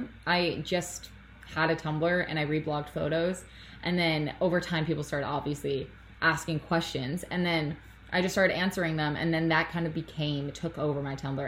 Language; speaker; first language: English; native; English